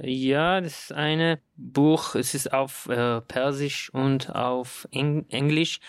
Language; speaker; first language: German; non-native, learner; Persian